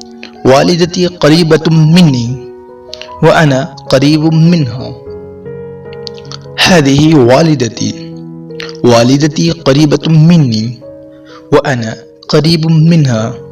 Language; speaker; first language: Arabic; non-native, fluent; Urdu